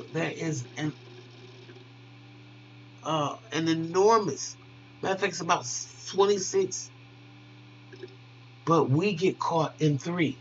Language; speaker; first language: English; native; English